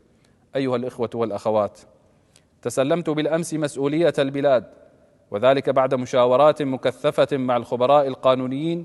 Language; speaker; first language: Arabic; native; Arabic